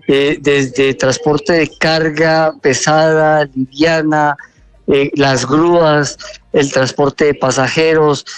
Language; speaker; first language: Spanish; native; Spanish